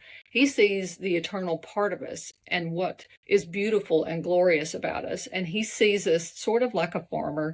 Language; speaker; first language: English; native; English